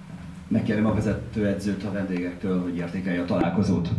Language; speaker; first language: Hungarian; native; Hungarian